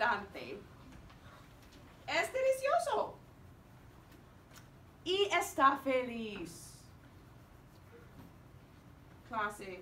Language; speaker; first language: Spanish; non-native, fluent; English